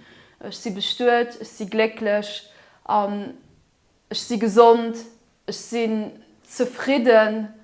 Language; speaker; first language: German; non-native, local second language; Luxembourgish